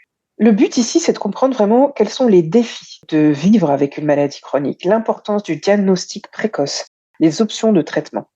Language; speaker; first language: French; native; French